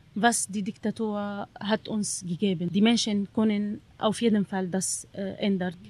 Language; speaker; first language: German; non-native, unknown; Arabic